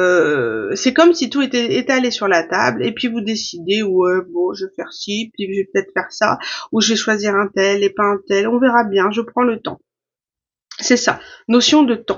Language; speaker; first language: French; native; French